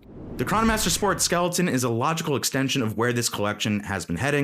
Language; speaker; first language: English; native; English